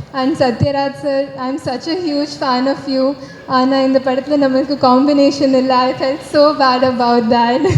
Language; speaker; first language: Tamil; non-native, learner; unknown